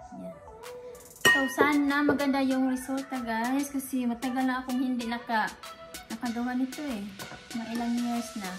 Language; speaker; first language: Filipino; non-native, local second language; Cebuano